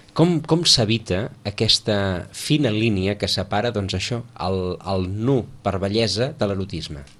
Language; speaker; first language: Catalan; native; Catalan